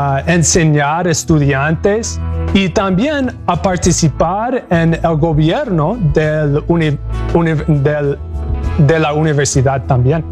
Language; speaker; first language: Spanish; non-native, learner; English